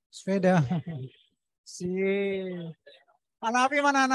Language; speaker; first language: Indonesian; native; Indonesian